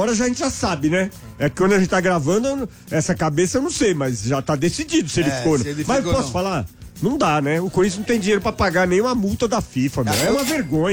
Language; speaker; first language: Portuguese; native; Portuguese